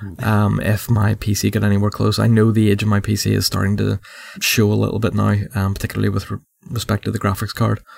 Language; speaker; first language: English; native; English